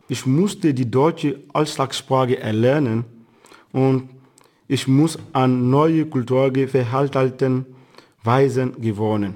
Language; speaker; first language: German; non-native, fluent; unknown